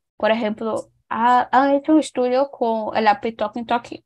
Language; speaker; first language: Spanish; non-native, learner; Portuguese